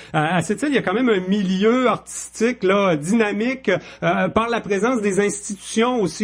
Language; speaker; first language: French; native; French